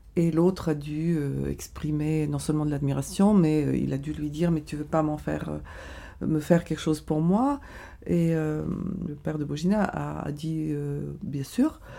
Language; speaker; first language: French; non-native, fluent; Bulgarian